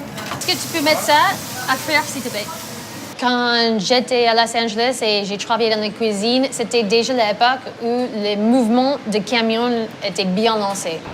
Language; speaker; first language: French; non-native, fluent; English